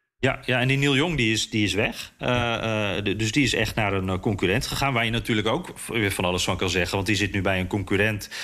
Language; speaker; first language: Dutch; native; Dutch